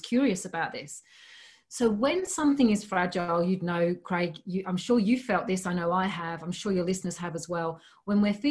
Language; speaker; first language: English; native; English